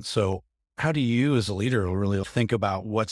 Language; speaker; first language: English; native; English